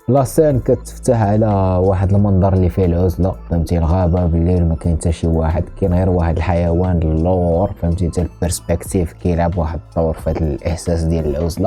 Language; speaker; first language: Arabic; native; Arabic